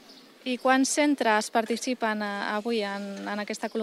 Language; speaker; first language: Catalan; native; Catalan